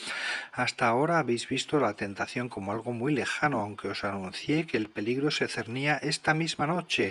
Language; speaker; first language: Spanish; native; Spanish